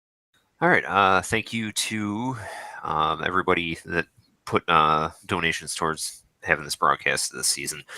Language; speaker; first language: English; native; English